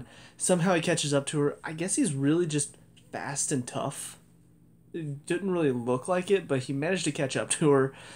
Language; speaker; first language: English; native; English